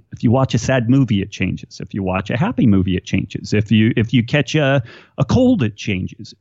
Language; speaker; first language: English; native; English